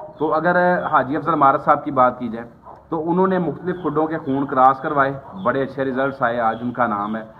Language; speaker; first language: Urdu; non-native, local second language; Punjabi